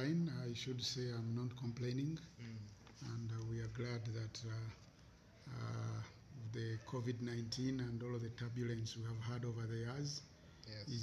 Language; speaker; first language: English; non-native, local second language; Ganda